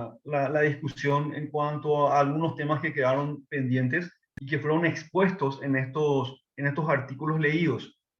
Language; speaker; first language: Spanish; native; Spanish